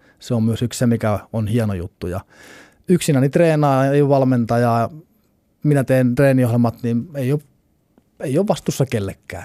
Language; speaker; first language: Finnish; native; Finnish